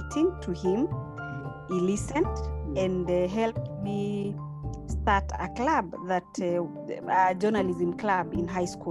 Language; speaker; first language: English; non-native, local second language; Meru